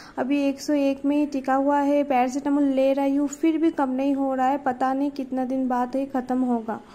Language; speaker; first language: Hindi; non-native, local second language; Bangla